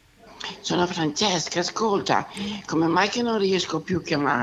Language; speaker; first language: Italian; native; Italian